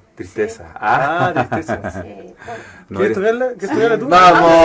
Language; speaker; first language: Spanish; native; Spanish